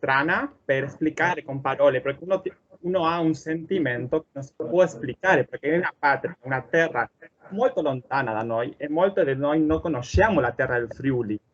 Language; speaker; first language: Italian; non-native, fluent; Spanish